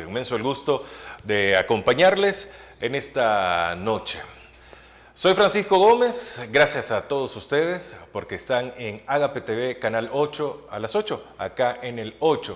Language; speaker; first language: Spanish; native; Spanish